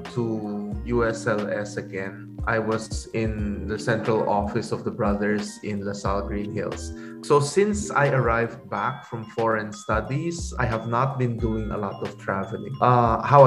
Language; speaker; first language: English; non-native, local second language; Pampanga